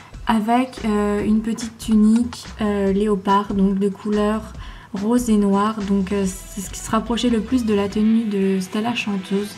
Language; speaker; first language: French; native; French